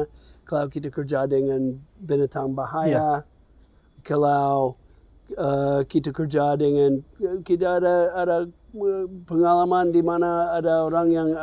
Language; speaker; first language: Indonesian; non-native, fluent; English